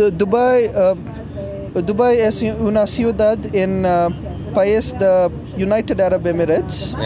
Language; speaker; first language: Spanish; non-native, learner; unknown